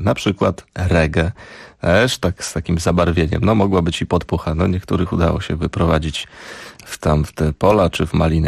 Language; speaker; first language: Polish; native; Polish